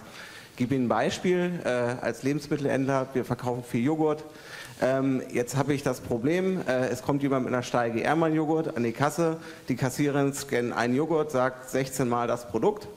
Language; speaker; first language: German; native; German